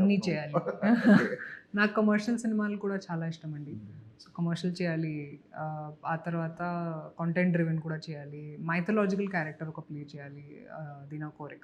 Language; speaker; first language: Telugu; non-native, local second language; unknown